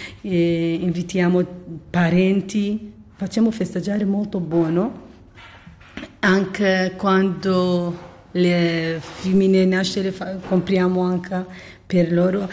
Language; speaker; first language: Italian; non-native, learner; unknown